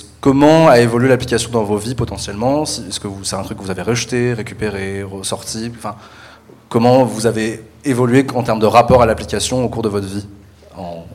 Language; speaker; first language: French; native; French